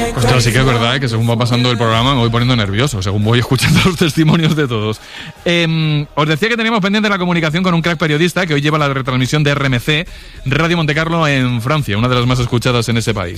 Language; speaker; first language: Spanish; native; Spanish